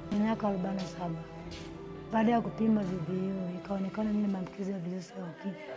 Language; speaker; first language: Swahili; non-native, local second language; Hausa